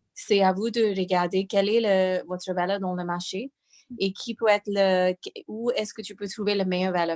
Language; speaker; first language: French; non-native, fluent; English